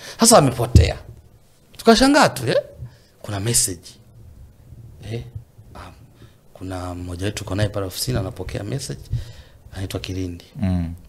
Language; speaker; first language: Swahili; native; Swahili